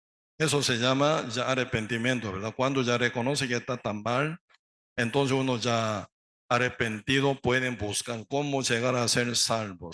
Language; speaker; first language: Spanish; non-native, learner; Korean